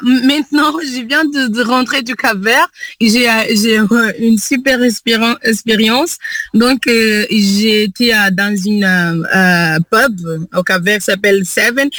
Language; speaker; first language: French; non-native, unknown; Kabuverdianu